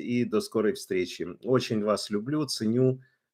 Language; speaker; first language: Russian; native; Russian